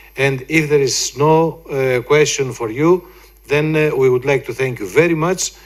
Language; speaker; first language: English; non-native, fluent; Greek